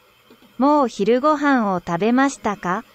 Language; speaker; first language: Japanese; non-native, learner; Vietnamese